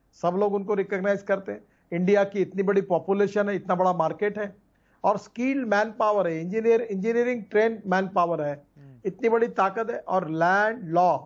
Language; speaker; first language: Hindi; non-native, local second language; Marathi